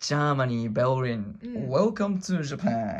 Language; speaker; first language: English; non-native, learner; Japanese